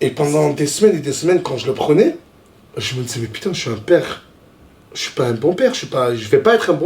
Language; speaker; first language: French; native; French